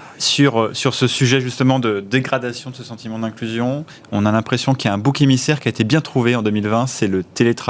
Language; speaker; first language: French; native; French